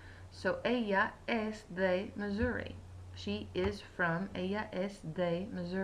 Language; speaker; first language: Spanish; non-native, fluent; English